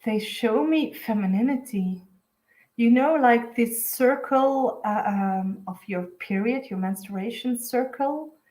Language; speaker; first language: English; non-native, fluent; Dutch